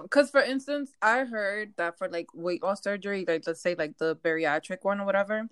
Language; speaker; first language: English; early bilingual, other home language; Spanish